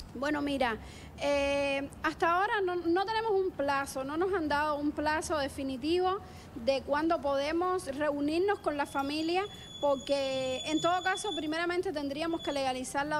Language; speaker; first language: Spanish; native; Spanish